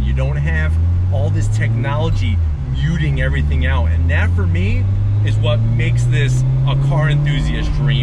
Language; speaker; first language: English; native; English